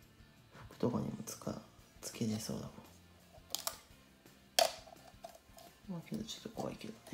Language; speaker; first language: Japanese; native; Japanese